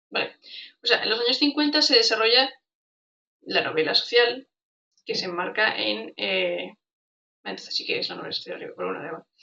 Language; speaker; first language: Spanish; native; Spanish